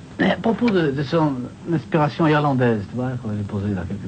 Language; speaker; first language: French; native; French